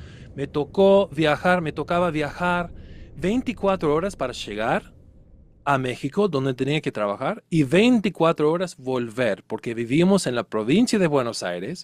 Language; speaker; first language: Spanish; non-native, fluent; English